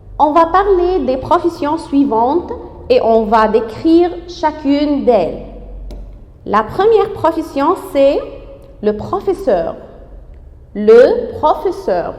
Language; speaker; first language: French; non-native, fluent; Arabic